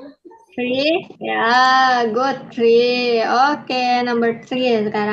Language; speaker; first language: Indonesian; native; Indonesian